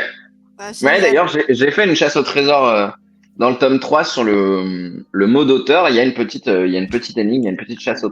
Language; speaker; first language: French; native; French